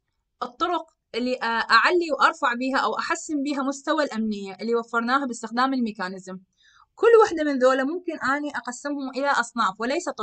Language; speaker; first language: Arabic; native; Arabic